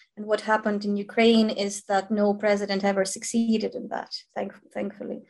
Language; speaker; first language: English; non-native, fluent; Ukrainian